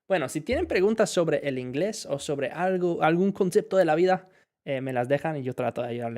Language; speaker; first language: Spanish; non-native, fluent; English